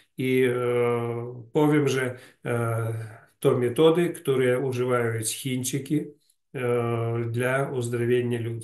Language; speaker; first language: Polish; non-native, learner; Ukrainian